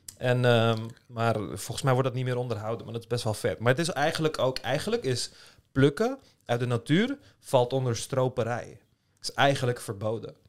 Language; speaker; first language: Dutch; early bilingual, other home language; Turkish